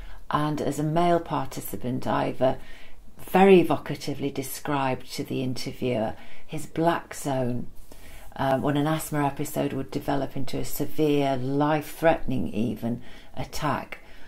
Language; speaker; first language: English; native; English